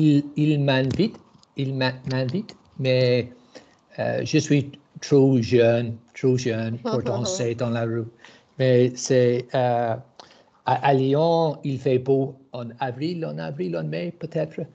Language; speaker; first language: French; non-native, learner; English